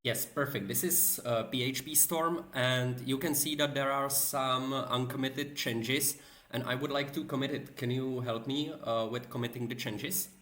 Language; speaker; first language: English; non-native, fluent; Czech